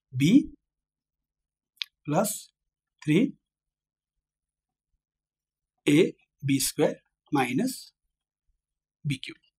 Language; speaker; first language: English; non-native, local second language; Nepali